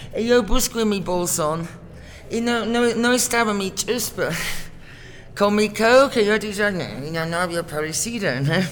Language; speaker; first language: Spanish; non-native, fluent; English